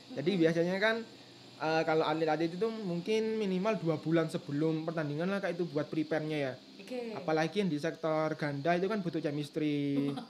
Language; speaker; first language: Indonesian; native; Indonesian